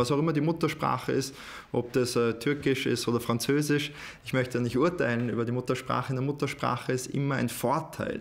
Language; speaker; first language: German; native; German